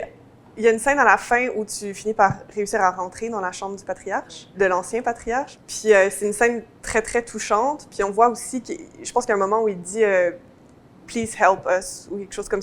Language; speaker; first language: French; native; French